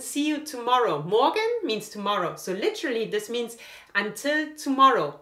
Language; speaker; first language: English; non-native, fluent; German